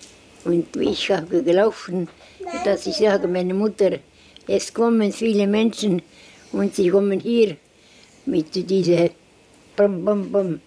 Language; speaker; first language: German; non-native, learner; Estonian